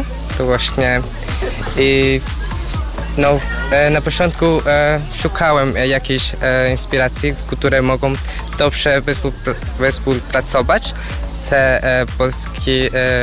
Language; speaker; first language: Polish; non-native, learner; Spanish